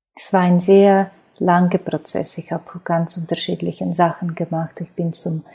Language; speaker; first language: German; non-native, fluent; Ukrainian